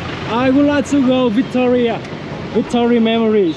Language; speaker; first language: English; non-native, learner; Vietnamese